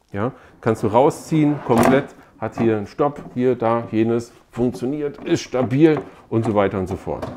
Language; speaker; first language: German; native; German